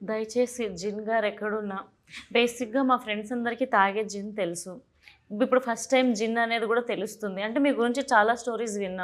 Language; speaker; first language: Telugu; native; Telugu